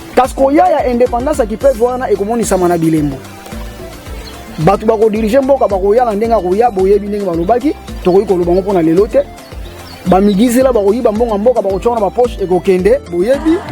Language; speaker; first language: Lingala; non-native, local second language; Kongo